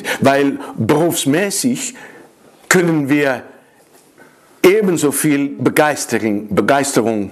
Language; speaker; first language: German; non-native, fluent; Dutch